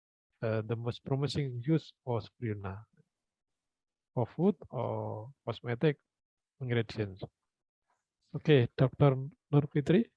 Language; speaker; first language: English; non-native, fluent; Indonesian